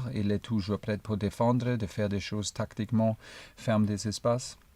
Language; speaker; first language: French; non-native, fluent; German